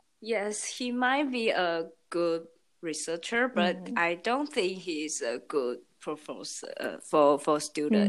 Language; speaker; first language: English; non-native, learner; Chinese